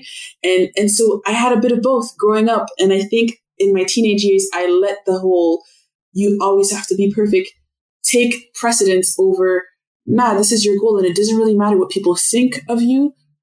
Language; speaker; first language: English; non-native, fluent; French